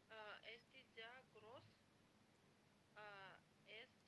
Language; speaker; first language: German; non-native, learner; Macedonian